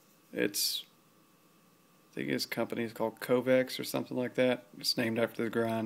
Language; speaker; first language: English; native; English